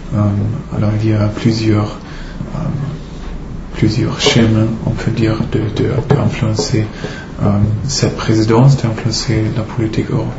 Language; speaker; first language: French; non-native, fluent; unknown